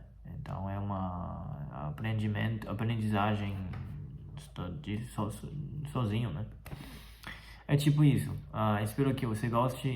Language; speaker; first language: Portuguese; non-native, fluent; Chinese